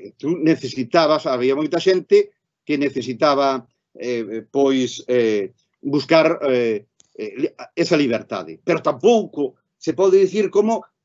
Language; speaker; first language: Galician; native; Galician